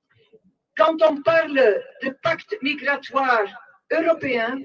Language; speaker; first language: French; non-native, local second language; Dutch